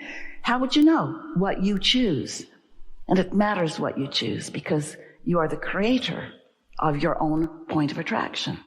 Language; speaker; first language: English; native; English